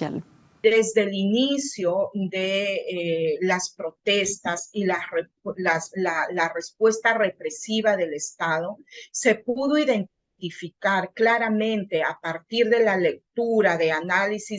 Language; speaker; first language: Spanish; native; Spanish